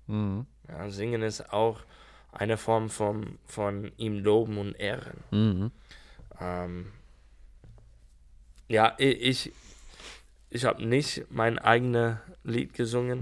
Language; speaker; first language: German; non-native, learner; English